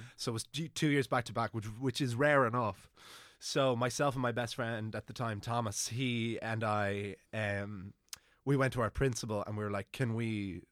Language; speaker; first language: English; native; English